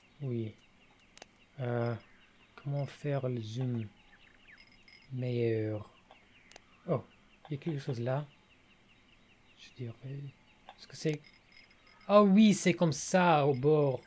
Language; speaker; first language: French; non-native, learner; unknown